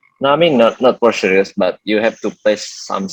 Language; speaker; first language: English; non-native, learner; Indonesian